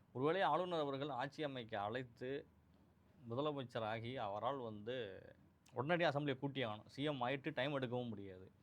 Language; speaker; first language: Tamil; native; Tamil